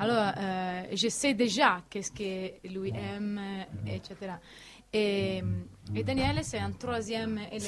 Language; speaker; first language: French; non-native, learner; Italian